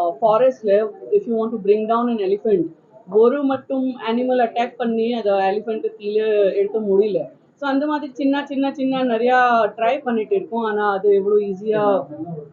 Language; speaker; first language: Tamil; non-native, local second language; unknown